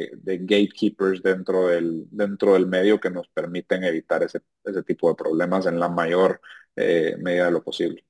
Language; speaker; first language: Spanish; native; Spanish